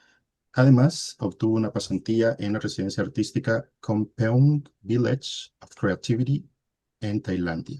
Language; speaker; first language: Spanish; native; Spanish